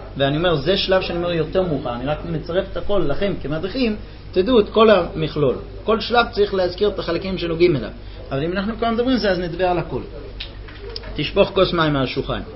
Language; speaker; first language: Hebrew; non-native, fluent; English